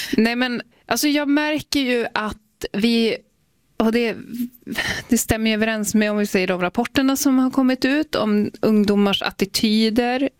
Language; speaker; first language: Swedish; native; Swedish